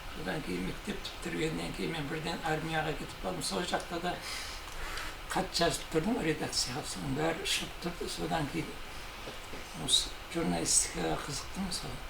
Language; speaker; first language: Kazakh; native; Kazakh